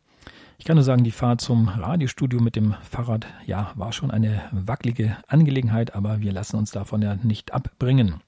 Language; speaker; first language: German; native; German